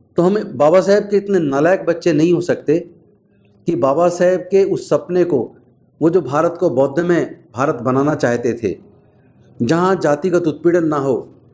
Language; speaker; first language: Hindi; native; Hindi